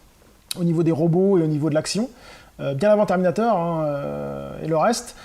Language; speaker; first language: French; native; French